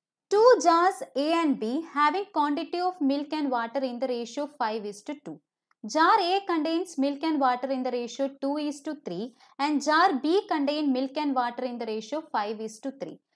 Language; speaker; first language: English; non-native, local second language; Malayalam